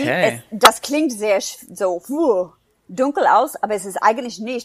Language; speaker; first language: German; non-native, fluent; English